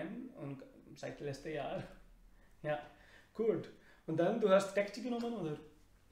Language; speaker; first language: German; non-native, learner; Urdu